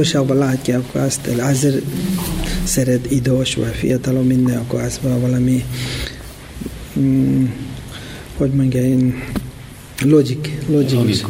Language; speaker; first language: Hungarian; non-native, learner; Tibetan